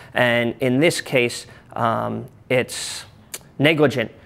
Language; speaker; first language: English; native; English